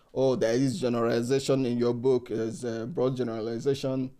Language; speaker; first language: English; non-native, local second language; Igbo